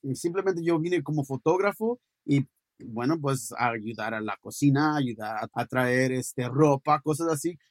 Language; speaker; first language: Spanish; early bilingual, heritage; Spanish